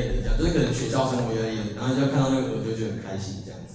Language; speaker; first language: Chinese; native; Chinese